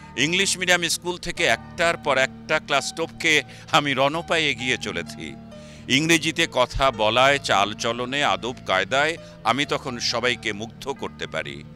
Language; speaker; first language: Bangla; native; Bangla